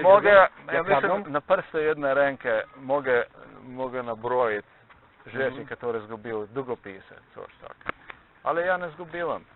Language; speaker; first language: Polish; non-native, learner; Slovenian